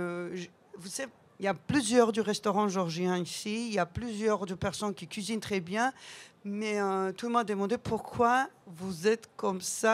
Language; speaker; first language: French; non-native, learner; Georgian